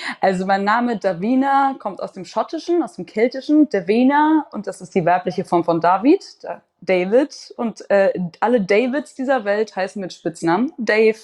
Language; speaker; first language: German; native; German